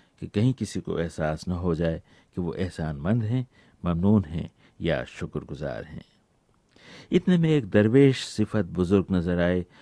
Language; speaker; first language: Urdu; native; Urdu